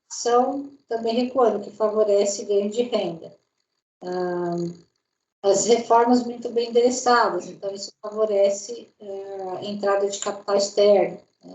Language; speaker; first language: Portuguese; native; Portuguese